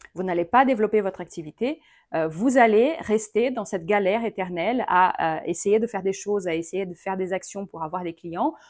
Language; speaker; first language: French; non-native, fluent; Portuguese